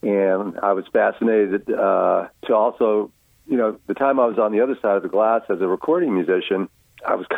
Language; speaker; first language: English; native; English